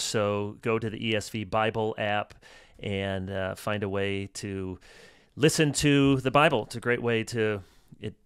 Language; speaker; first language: English; native; English